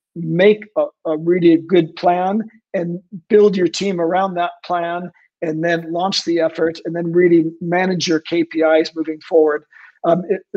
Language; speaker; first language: English; native; English